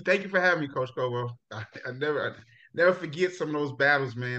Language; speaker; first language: English; native; English